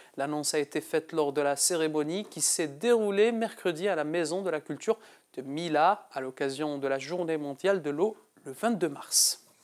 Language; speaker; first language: French; non-native, local second language; Arabic